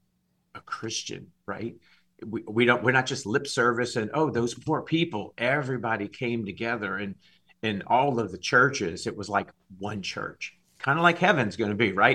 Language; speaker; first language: English; native; English